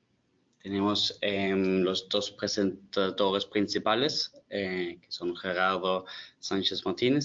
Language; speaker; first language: Spanish; non-native, fluent; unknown